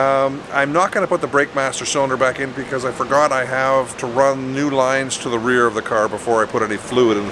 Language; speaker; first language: English; native; English